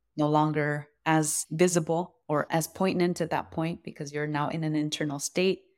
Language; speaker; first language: English; native; English